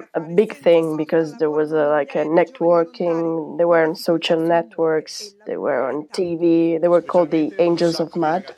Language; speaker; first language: English; non-native, fluent; Italian